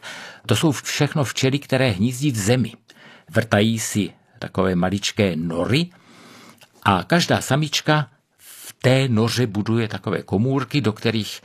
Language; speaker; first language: Czech; native; Czech